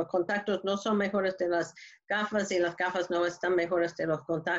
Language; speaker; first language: Spanish; non-native, learner; English